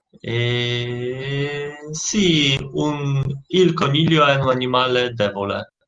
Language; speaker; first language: Italian; non-native, learner; Polish